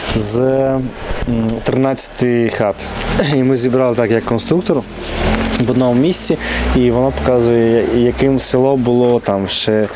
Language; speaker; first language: Ukrainian; non-native, local second language; Bulgarian